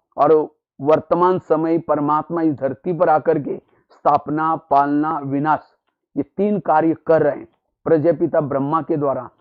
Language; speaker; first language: Hindi; non-native, local second language; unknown